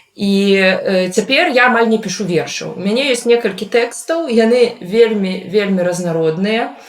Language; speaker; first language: Belarusian; non-native, local second language; Russian